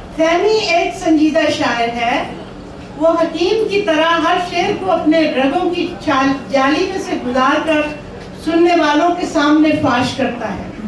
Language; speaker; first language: Urdu; non-native, local second language; Punjabi